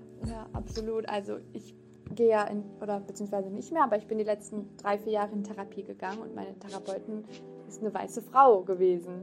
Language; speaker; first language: German; early bilingual, other home language; Turkish